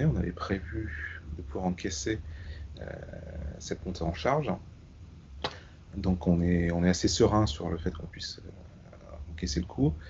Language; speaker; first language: French; native; French